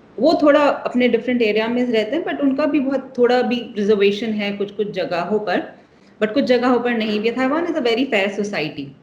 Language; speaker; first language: Hindi; native; Hindi